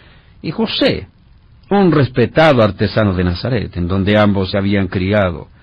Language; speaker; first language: Spanish; native; Spanish